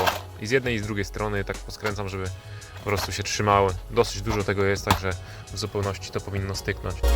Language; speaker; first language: Polish; native; Polish